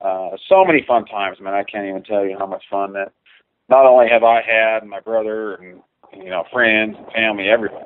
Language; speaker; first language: English; native; English